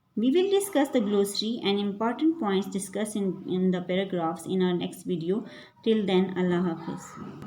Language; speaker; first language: English; non-native, local second language; Urdu